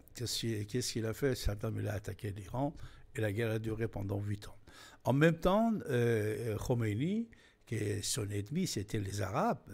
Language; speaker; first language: French; non-native, fluent; Persian